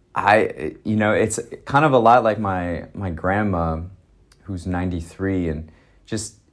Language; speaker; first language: English; native; English